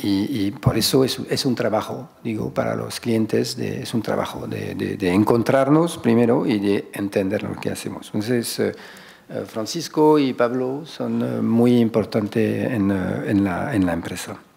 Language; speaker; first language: Spanish; non-native, fluent; French